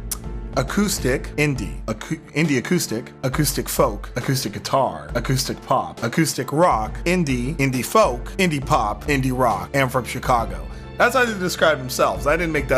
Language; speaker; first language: English; native; English